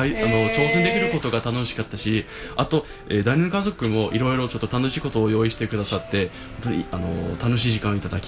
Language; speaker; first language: Japanese; non-native, fluent; English